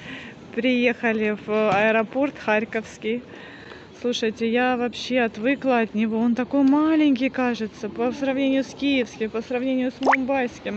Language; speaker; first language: Russian; native; Russian